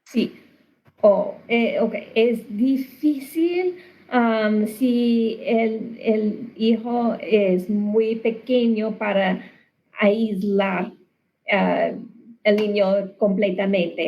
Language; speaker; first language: Spanish; non-native, learner; English